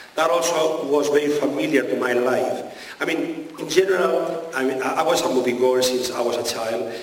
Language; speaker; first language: English; non-native, fluent; Spanish